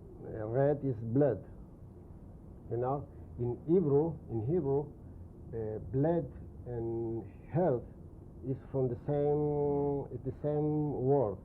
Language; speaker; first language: English; non-native, learner; Spanish